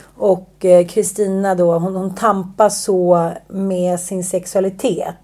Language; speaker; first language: Swedish; native; Swedish